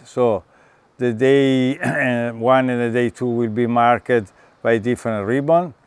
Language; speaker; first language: English; non-native, fluent; Italian